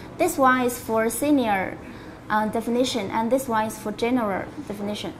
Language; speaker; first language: English; non-native, learner; Chinese